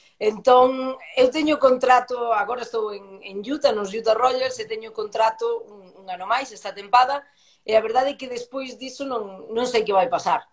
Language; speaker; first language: Galician; native; Galician